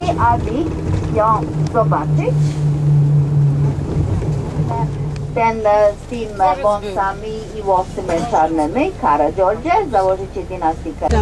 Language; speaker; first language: Polish; non-native, learner; Serbian